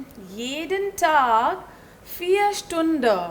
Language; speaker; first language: German; non-native, learner; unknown